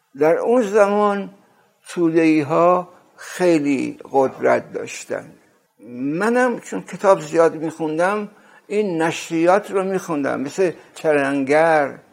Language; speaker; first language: Persian; native; Persian